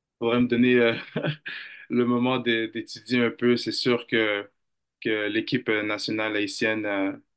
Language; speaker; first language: French; native; French